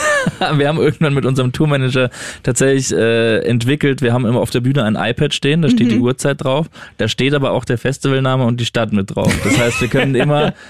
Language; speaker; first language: German; native; German